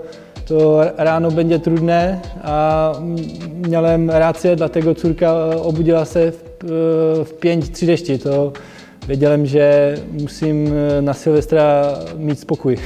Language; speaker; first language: Polish; non-native, fluent; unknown